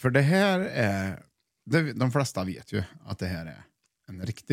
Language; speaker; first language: Swedish; native; Swedish